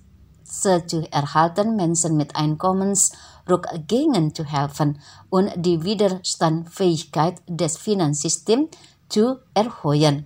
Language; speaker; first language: German; non-native, fluent; Indonesian